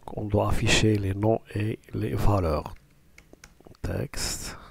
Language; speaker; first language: French; non-native, local second language; Arabic